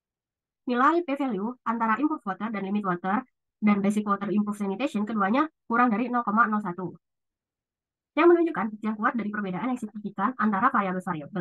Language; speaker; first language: Indonesian; native; Indonesian